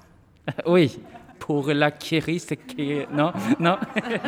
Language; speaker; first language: French; non-native, fluent; Swedish